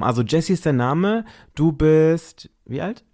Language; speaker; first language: German; native; German